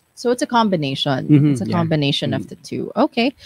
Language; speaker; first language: English; non-native, local second language; Filipino